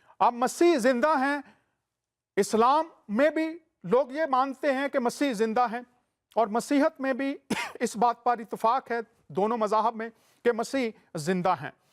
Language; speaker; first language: Urdu; native; Urdu